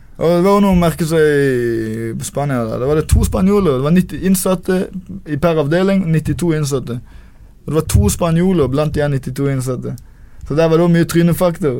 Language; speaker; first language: Norwegian; native; Norwegian